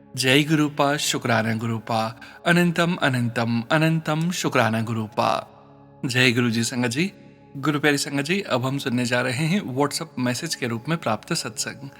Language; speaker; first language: Hindi; native; Hindi